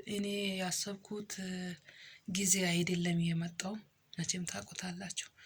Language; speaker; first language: Amharic; non-native, local second language; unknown